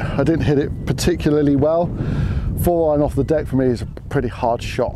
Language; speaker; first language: English; native; English